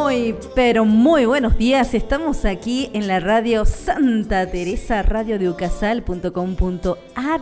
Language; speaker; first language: Spanish; native; Spanish